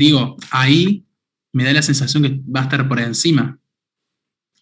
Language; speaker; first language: Spanish; native; Spanish